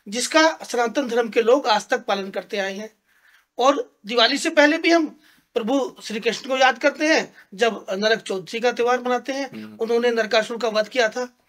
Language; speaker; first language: Hindi; native; Hindi